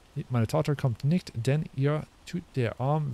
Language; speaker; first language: German; non-native, learner; English